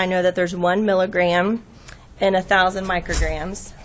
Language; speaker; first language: English; native; English